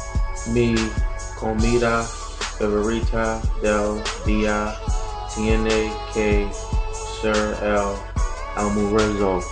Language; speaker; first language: Spanish; non-native, learner; English